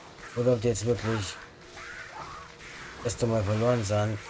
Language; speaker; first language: German; native; German